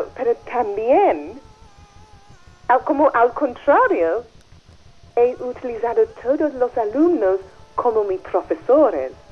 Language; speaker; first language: Spanish; non-native, fluent; English